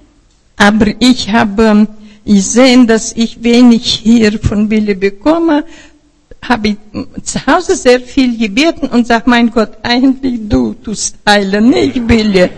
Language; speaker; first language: German; non-native, fluent; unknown